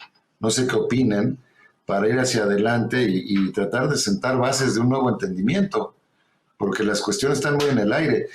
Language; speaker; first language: Spanish; native; Spanish